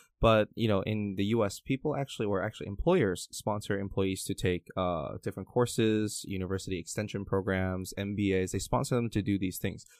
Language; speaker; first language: English; early bilingual, other home language; Chinese